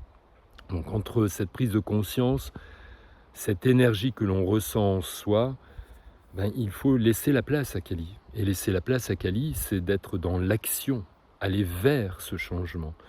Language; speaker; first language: French; native; French